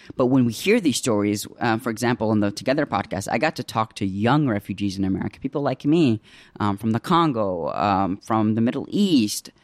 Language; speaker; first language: English; early bilingual, other home language; Arabic